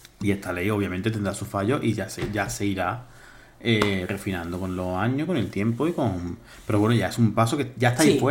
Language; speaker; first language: Spanish; native; Spanish